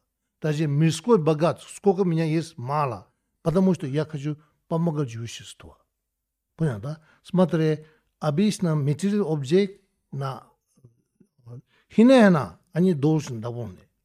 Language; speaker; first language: Russian; non-native, learner; Tibetan